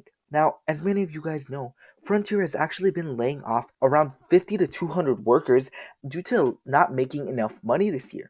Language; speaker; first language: English; native; English